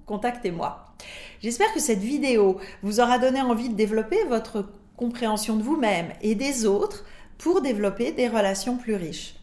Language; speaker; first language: French; native; French